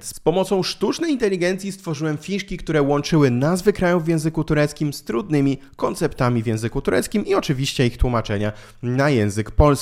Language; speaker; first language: Polish; native; Polish